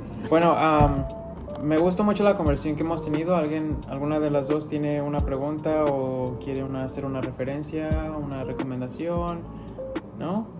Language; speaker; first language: Spanish; early bilingual, other home language; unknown